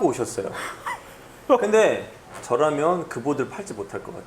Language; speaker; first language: Korean; native; Korean